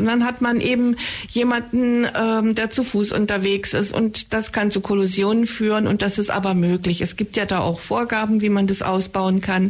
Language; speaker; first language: German; native; German